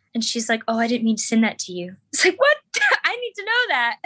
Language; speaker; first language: English; native; English